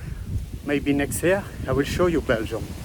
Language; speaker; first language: English; non-native, learner; French